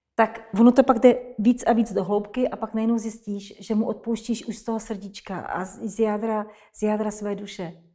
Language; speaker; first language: Czech; native; Czech